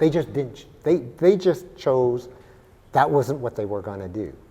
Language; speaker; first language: English; native; English